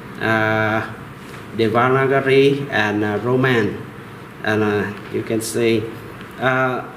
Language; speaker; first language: English; non-native, learner; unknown